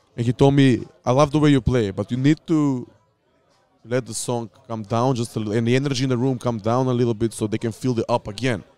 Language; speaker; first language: English; non-native, fluent; Macedonian